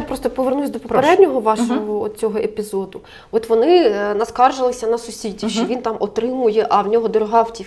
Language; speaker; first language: Ukrainian; native; Ukrainian